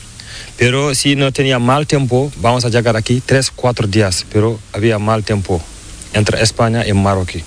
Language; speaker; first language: Spanish; non-native, learner; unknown